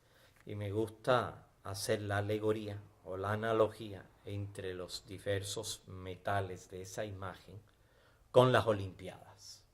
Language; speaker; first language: Spanish; native; Spanish